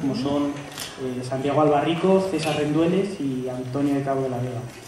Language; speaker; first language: Spanish; native; Spanish